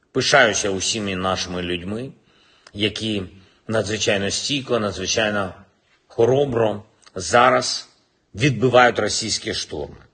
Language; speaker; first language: Ukrainian; non-native, local second language; Russian